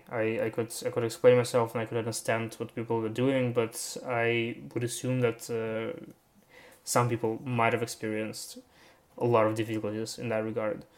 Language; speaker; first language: English; non-native, fluent; Russian